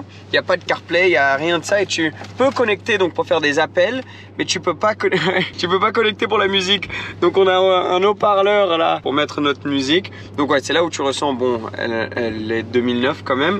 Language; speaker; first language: French; native; French